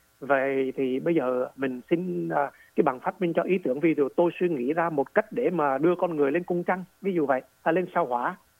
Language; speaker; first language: Vietnamese; native; Vietnamese